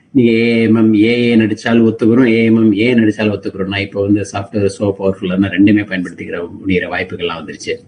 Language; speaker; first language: Tamil; native; Tamil